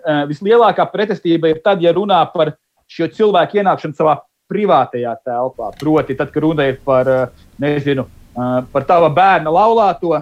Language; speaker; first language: Latvian; native; Latvian